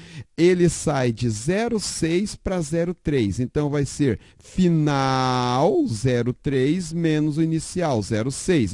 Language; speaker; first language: Portuguese; native; Portuguese